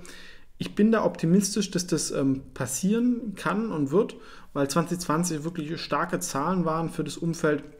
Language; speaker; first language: German; native; German